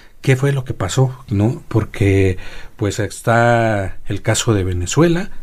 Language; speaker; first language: Spanish; native; Spanish